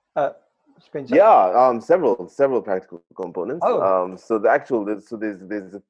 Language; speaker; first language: English; native; English